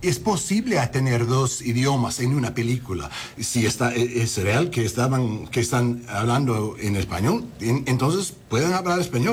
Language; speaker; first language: Spanish; early bilingual, heritage; English